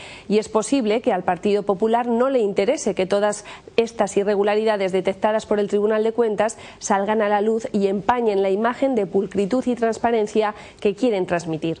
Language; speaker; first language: Spanish; native; Spanish